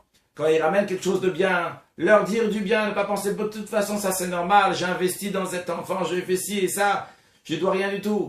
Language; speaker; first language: French; native; French